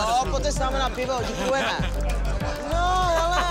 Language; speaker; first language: Czech; non-native, fluent; English